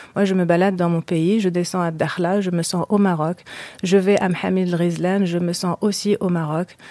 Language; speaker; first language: French; non-native, local second language; Arabic